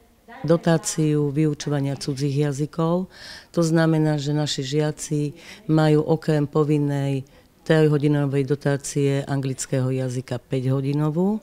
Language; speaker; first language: Slovak; native; Slovak